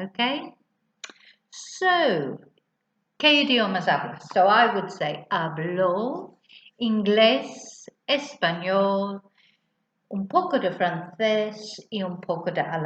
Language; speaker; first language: Spanish; non-native, fluent; English